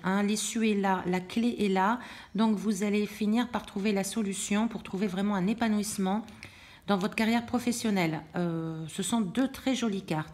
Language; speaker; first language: French; native; French